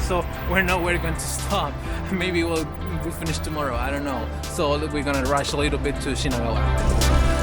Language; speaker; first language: English; non-native, fluent; Spanish